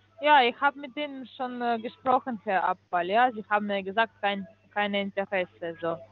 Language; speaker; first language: German; non-native, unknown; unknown